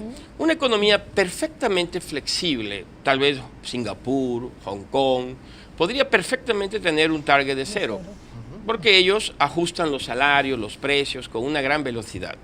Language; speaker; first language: Spanish; native; Spanish